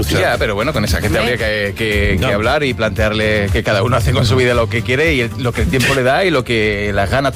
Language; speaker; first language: Spanish; native; Spanish